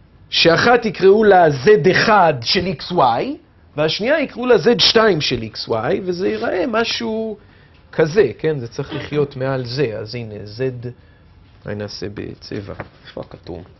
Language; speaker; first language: Hebrew; native; Hebrew